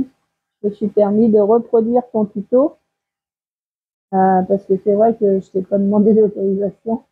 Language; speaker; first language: French; native; French